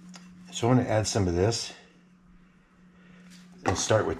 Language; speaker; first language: English; native; English